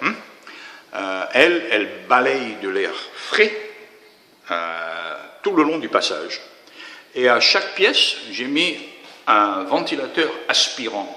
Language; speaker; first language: French; native; French